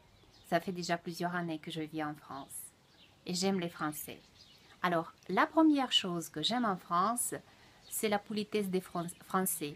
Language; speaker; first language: French; non-native, fluent; Russian